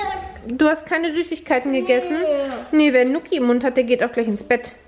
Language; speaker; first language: German; native; German